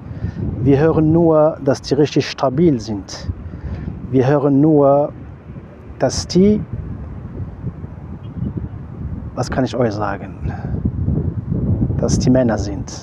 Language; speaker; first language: German; non-native, fluent; Arabic